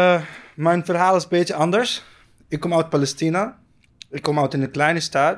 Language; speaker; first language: Dutch; non-native, learner; Arabic